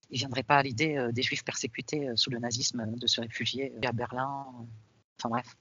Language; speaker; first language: French; early bilingual, other home language; Arabic